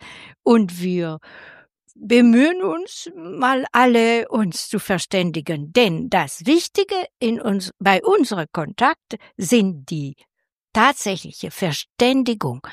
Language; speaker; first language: German; non-native, fluent; French